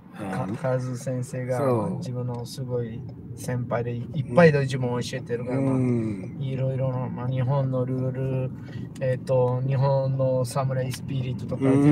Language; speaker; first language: Japanese; non-native, learner; Portuguese